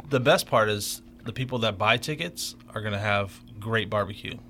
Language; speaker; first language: English; native; English